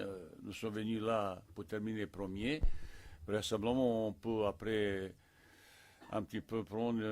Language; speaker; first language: French; non-native, fluent; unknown